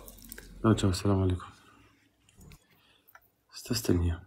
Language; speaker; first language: German; non-native, local second language; Arabic